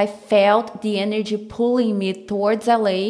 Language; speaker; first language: English; non-native, fluent; Portuguese